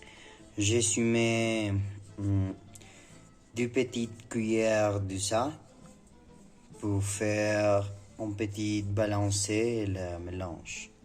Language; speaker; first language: French; non-native, learner; Spanish